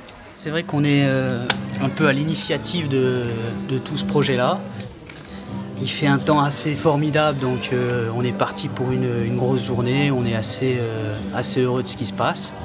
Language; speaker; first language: French; native; French